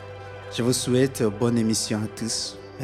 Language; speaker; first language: French; non-native, learner; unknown